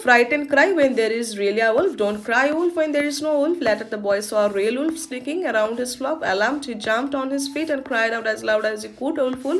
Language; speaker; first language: English; non-native, local second language; Bangla